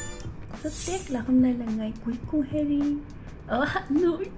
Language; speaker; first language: Vietnamese; non-native, fluent; Korean